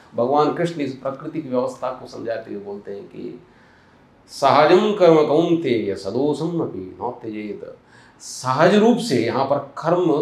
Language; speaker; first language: Hindi; non-native, local second language; Telugu